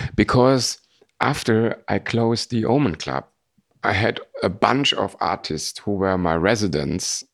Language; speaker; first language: English; non-native, fluent; German